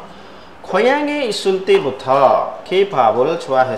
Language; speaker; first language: Korean; non-native, fluent; Nepali